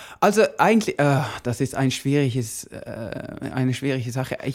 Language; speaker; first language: German; non-native, learner; Norwegian